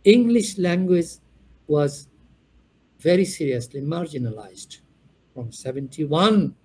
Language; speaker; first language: English; non-native, local second language; Bangla